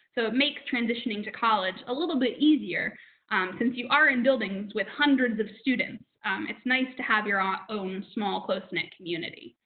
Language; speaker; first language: English; native; English